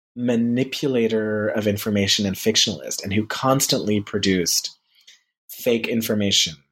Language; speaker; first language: English; early bilingual, heritage; French